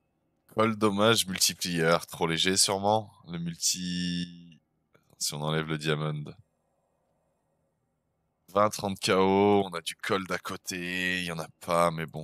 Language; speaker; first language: French; native; French